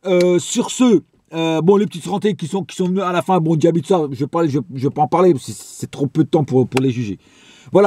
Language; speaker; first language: French; native; French